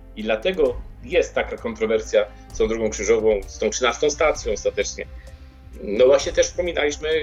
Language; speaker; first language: Polish; native; Polish